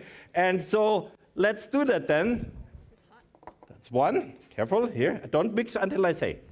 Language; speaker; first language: English; non-native, fluent; German